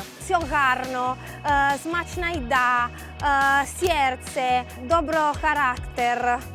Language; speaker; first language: Ukrainian; non-native, learner; Italian